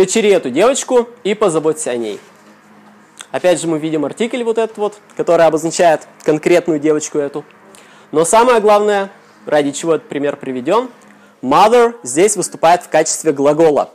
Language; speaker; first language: Russian; native; Russian